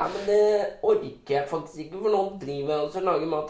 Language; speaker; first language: Norwegian; native; Norwegian